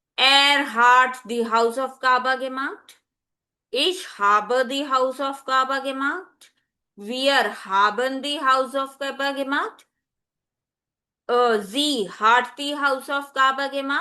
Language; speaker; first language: German; non-native, learner; Hindi